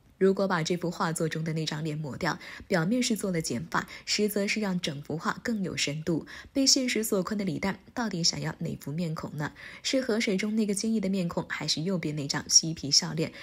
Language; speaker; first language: Chinese; native; Chinese